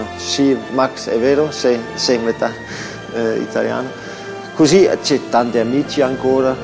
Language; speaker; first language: Italian; non-native, fluent; Danish